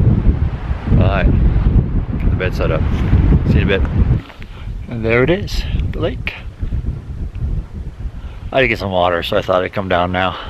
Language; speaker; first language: English; native; English